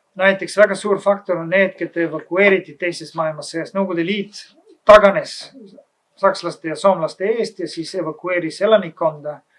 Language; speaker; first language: Estonian; non-native, fluent; Bulgarian